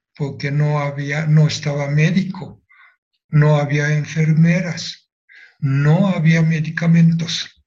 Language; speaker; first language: Spanish; non-native, fluent; Japanese